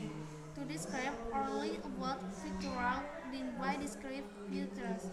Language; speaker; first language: English; non-native, learner; Indonesian